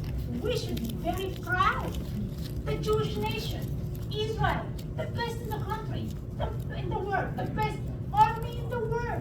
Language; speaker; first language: English; non-native, local second language; Hebrew